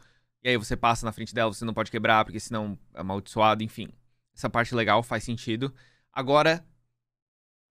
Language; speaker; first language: Portuguese; native; Portuguese